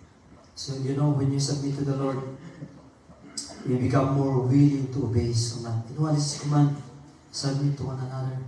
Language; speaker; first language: English; non-native, local second language; Filipino